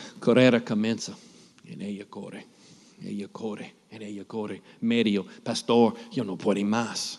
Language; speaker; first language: Spanish; non-native, learner; English